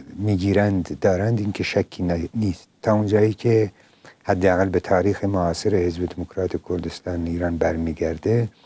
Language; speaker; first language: Persian; non-native, local second language; Central Kurdish